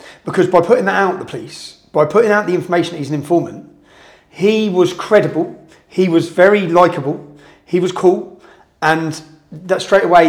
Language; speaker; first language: English; native; English